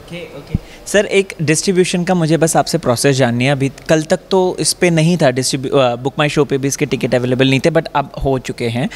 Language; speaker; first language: Hindi; native; Hindi